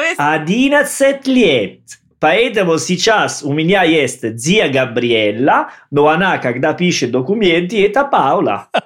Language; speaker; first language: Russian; non-native, learner; Italian